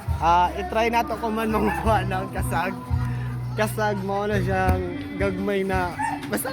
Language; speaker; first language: Filipino; non-native, local second language; Cebuano